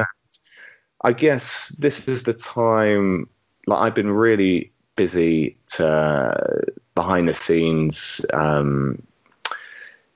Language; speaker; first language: English; native; English